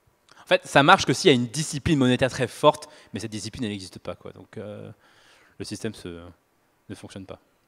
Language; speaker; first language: French; native; French